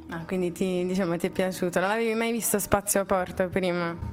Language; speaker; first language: Italian; native; Italian